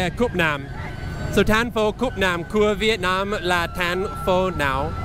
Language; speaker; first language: Vietnamese; non-native, learner; English